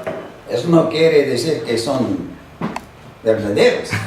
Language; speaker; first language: Spanish; non-native, fluent; English